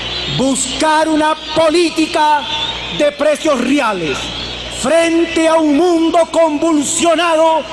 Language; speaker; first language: Spanish; native; Spanish